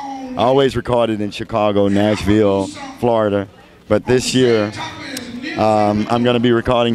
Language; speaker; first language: English; native; English